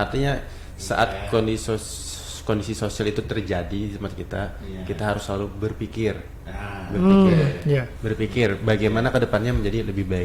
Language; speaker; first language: Indonesian; non-native, local second language; Banjar